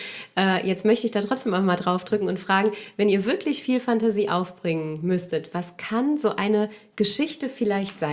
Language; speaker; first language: German; native; German